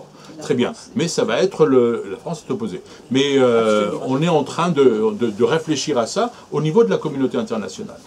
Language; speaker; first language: French; native; French